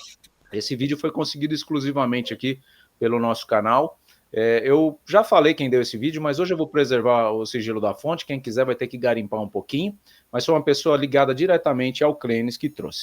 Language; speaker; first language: Portuguese; native; Portuguese